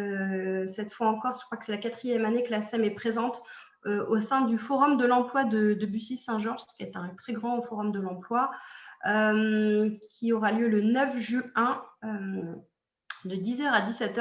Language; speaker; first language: French; native; French